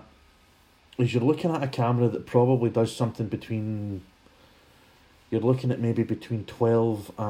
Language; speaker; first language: English; native; English